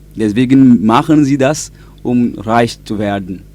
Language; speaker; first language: German; non-native, learner; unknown